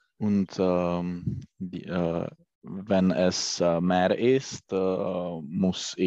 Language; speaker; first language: German; non-native, learner; Czech